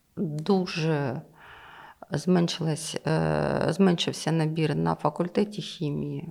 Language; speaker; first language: Ukrainian; non-native, local second language; Russian